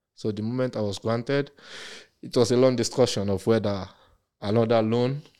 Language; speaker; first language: English; non-native, local second language; Yoruba